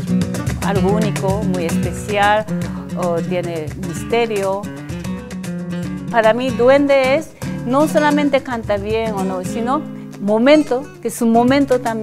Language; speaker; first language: Spanish; non-native, learner; Japanese